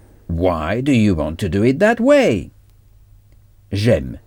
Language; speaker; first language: English; non-native, fluent; French